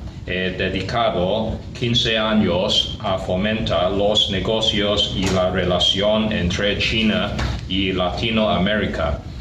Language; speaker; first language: Spanish; non-native, learner; Cantonese